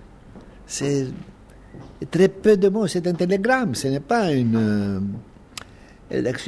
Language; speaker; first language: French; non-native, fluent; Greek